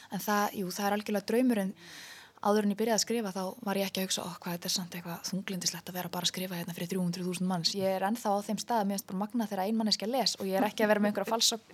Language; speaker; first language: Icelandic; native; Icelandic